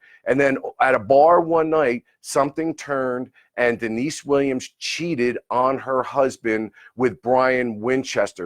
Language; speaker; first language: English; native; English